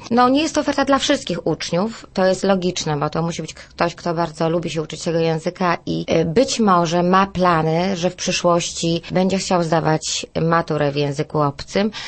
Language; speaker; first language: Polish; native; Polish